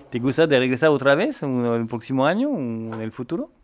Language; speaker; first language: Spanish; non-native, learner; French